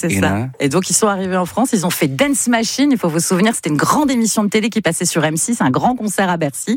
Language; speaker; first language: French; native; French